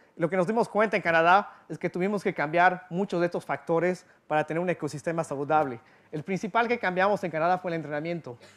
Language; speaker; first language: Spanish; early bilingual, heritage; Spanish